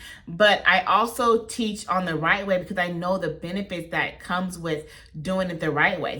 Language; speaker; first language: English; native; English